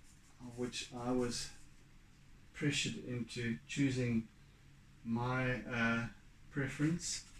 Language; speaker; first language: English; native; English